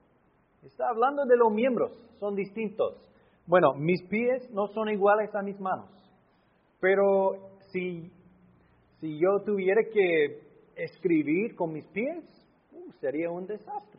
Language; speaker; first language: Spanish; non-native, fluent; English